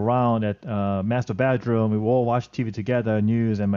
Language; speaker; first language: English; non-native, fluent; Korean